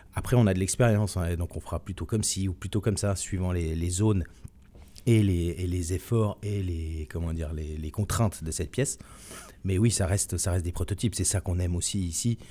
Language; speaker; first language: French; native; French